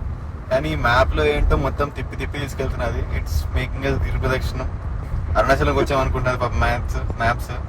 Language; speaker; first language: Telugu; native; Telugu